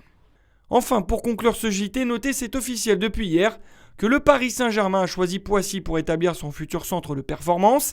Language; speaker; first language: French; native; French